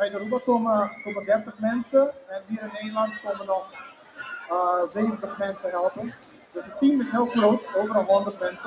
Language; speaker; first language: Dutch; non-native, local second language; Papiamento